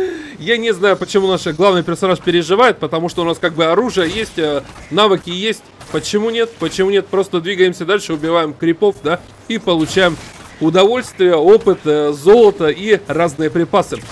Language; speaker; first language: Russian; native; Russian